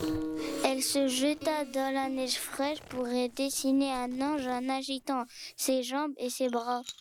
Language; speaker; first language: French; native; French